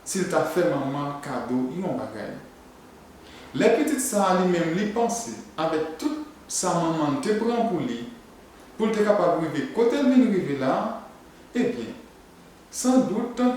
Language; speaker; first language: French; non-native, learner; Haitian Creole